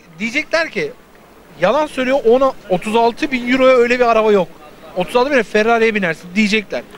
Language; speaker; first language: Turkish; native; Turkish